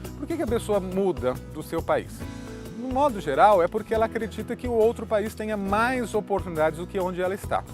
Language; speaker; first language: Portuguese; native; Portuguese